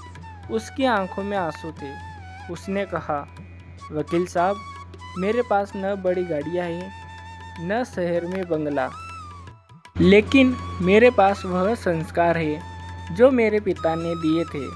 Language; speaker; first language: Hindi; native; Hindi